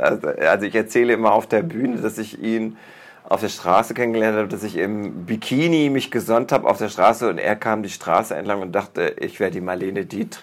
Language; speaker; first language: German; native; German